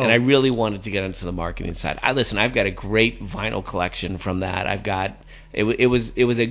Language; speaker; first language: English; native; English